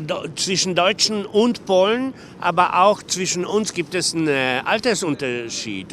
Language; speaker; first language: German; non-native, fluent; Polish